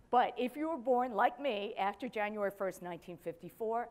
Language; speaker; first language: English; native; English